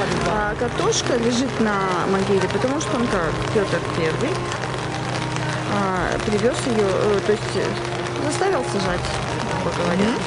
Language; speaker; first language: Russian; native; Russian